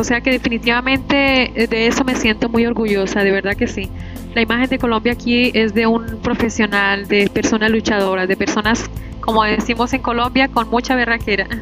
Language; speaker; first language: Spanish; native; Spanish